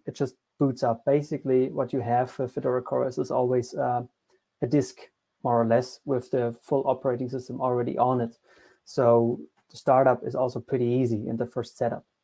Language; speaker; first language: English; non-native, fluent; German